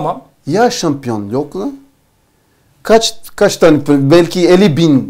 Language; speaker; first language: Turkish; non-native, learner; Portuguese